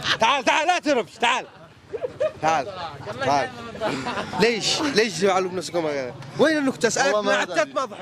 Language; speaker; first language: Arabic; native; Arabic